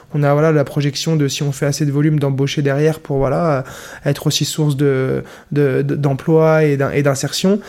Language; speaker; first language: French; native; French